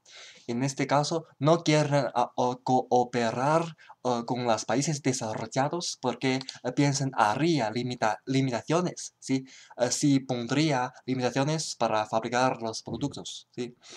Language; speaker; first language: Spanish; non-native, learner; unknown